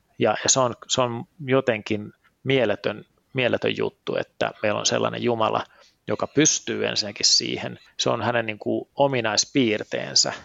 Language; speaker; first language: Finnish; early bilingual, heritage; Finnish